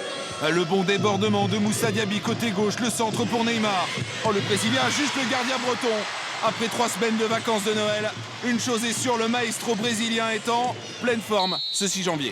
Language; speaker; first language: French; native; French